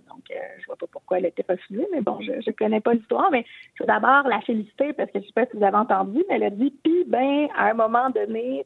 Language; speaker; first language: French; native; French